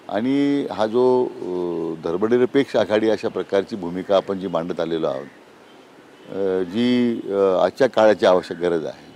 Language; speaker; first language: Marathi; native; Marathi